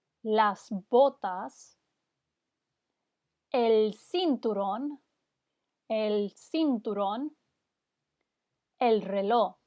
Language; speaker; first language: Spanish; non-native, fluent; English